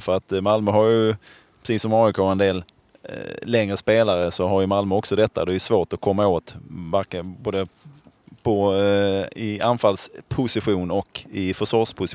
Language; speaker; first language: Swedish; native; Swedish